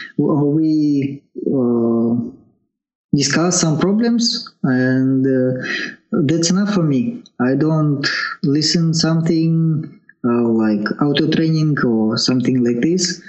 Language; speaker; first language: English; non-native, learner; Russian